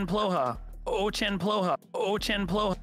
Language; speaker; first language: Russian; non-native, learner; English